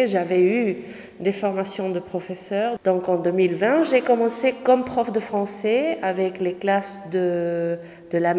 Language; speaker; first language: French; non-native, fluent; Spanish